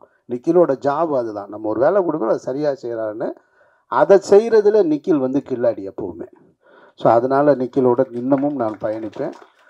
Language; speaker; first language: Tamil; native; Tamil